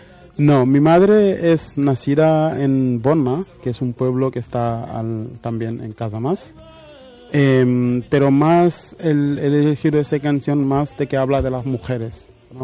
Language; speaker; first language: Spanish; non-native, fluent; Wolof